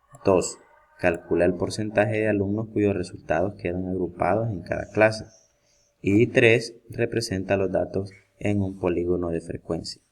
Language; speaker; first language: Spanish; native; Spanish